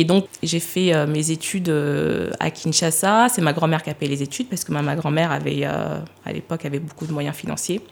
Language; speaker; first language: French; early bilingual, other home language; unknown